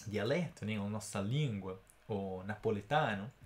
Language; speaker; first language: Portuguese; non-native, fluent; Italian